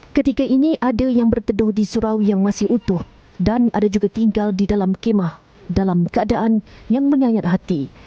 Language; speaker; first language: Malay; native; Malay